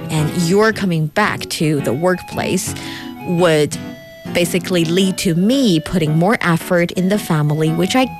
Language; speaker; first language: English; non-native, fluent; Chinese